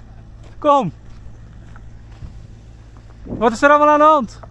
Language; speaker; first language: Dutch; native; Dutch